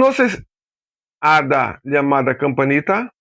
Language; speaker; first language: Spanish; non-native, fluent; Portuguese